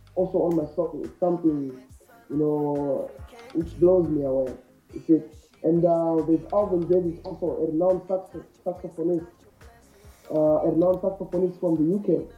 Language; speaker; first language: English; non-native, local second language; Shona